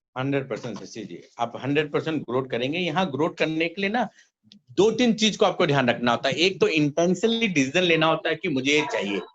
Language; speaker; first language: Hindi; native; Hindi